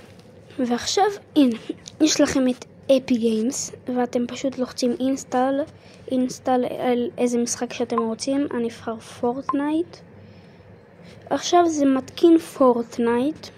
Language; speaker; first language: Hebrew; native; Hebrew